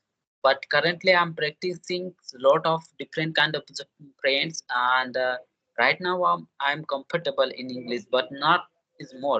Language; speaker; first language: English; non-native, learner; Hindi